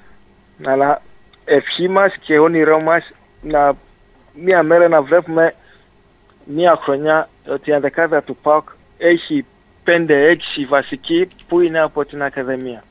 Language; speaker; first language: Greek; non-native, fluent; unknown